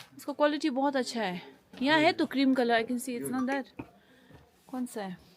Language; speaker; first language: Hindi; non-native, local second language; Nepali